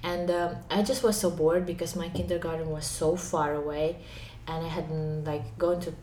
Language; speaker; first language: English; non-native, fluent; Ukrainian